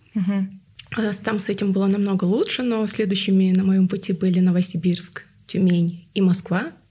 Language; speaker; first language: Russian; non-native, local second language; Tuvinian